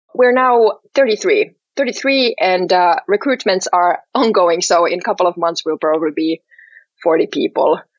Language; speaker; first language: English; non-native, fluent; Finnish